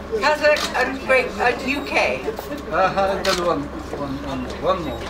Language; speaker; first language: English; non-native, learner; Russian